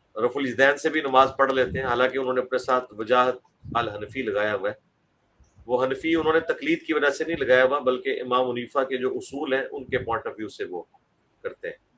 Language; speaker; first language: Urdu; non-native, local second language; Punjabi